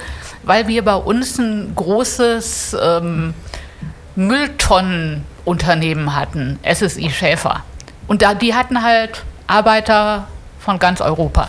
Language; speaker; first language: German; native; German